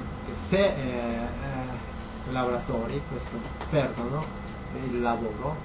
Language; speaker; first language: Italian; non-native, learner; Japanese